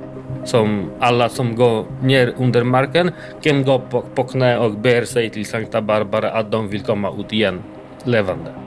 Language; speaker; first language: Swedish; non-native, learner; Polish